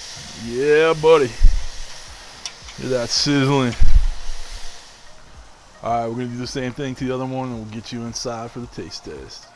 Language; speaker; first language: English; native; English